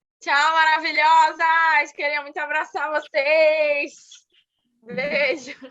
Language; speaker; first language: Portuguese; native; Portuguese